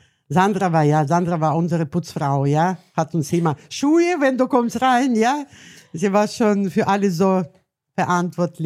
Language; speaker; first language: German; non-native, learner; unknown